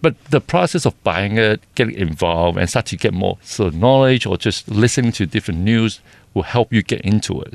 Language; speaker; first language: English; non-native, local second language; Cantonese